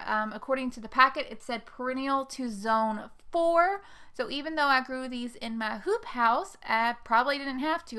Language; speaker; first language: English; native; English